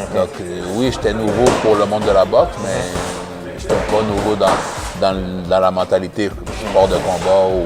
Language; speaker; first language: French; early bilingual, other home language; Haitian Creole